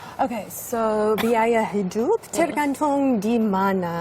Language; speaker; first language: Indonesian; non-native, fluent; English